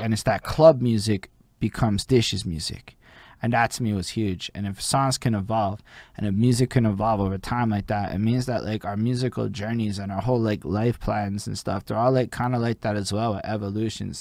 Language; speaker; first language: English; native; English